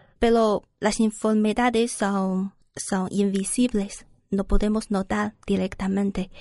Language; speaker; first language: Spanish; non-native, learner; Chinese